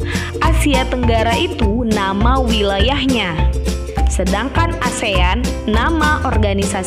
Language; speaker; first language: Indonesian; native; Indonesian